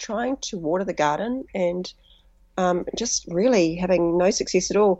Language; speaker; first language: English; native; English